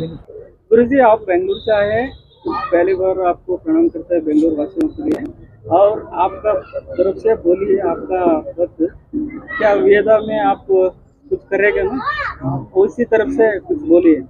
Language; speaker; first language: Hindi; non-native, local second language; Kannada